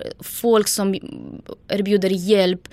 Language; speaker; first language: Swedish; non-native, fluent; Ukrainian